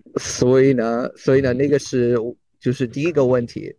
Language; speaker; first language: Chinese; non-native, learner; English